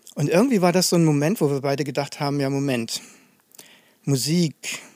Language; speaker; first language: German; native; German